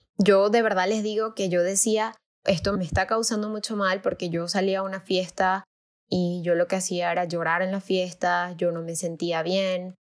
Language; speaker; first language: Spanish; native; Spanish